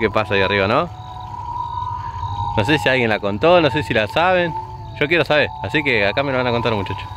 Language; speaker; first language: Spanish; native; Spanish